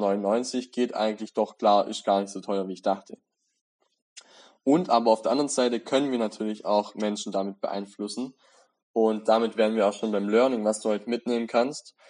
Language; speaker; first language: German; native; German